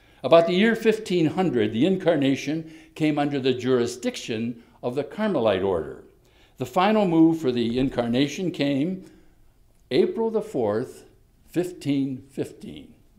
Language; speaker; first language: English; native; English